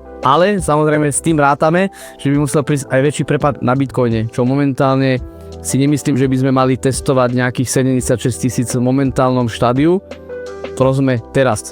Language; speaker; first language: Slovak; native; Slovak